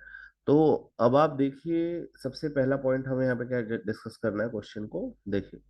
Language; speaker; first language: Hindi; native; Hindi